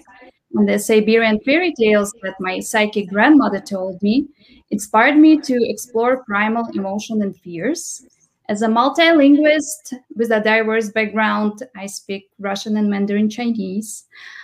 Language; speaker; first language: English; non-native, fluent; Russian